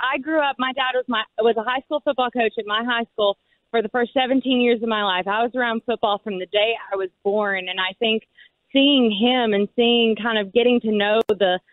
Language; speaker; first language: English; native; English